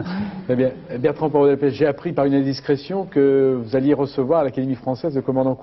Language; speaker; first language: French; native; French